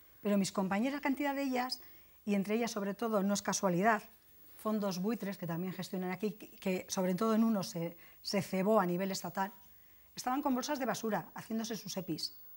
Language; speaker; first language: Spanish; native; Spanish